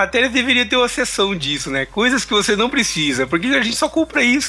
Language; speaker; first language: Portuguese; native; Portuguese